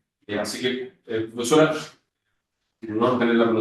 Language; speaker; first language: Spanish; native; Spanish